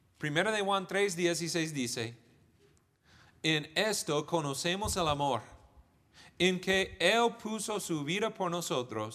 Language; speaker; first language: Spanish; non-native, fluent; English